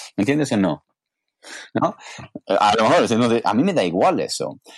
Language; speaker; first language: Spanish; non-native, learner; English